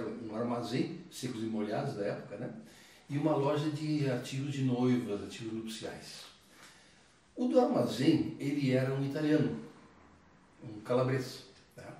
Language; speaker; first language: Portuguese; early bilingual, other home language; Italian